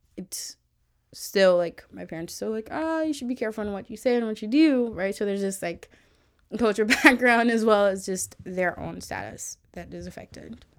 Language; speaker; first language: English; early bilingual, other home language; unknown